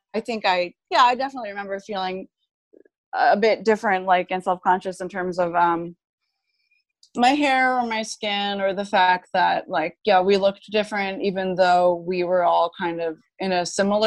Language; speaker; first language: English; non-native, fluent; Japanese